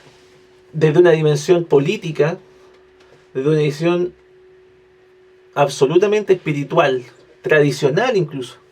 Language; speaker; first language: Spanish; native; Spanish